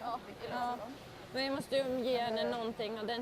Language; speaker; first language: Swedish; native; Swedish